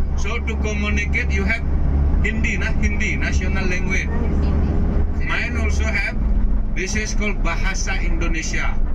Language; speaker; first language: English; non-native, learner; Balinese